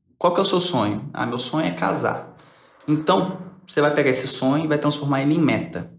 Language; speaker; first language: Portuguese; early bilingual, other home language; Spanish